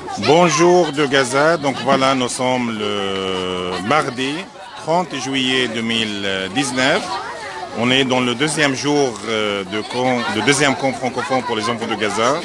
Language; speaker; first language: French; non-native, fluent; Arabic